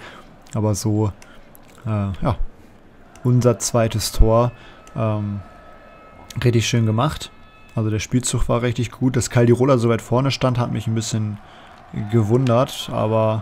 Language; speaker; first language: German; native; German